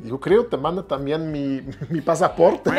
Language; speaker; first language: Spanish; non-native, learner; German